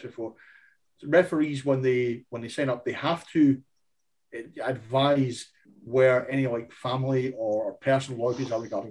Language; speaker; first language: English; native; English